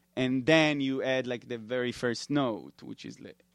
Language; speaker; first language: English; non-native, fluent; Hebrew